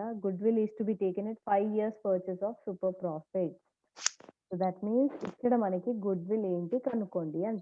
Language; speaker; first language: English; non-native, local second language; Telugu